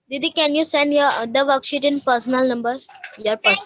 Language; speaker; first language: English; non-native, learner; Hindi